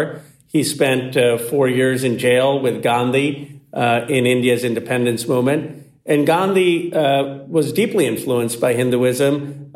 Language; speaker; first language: English; native; English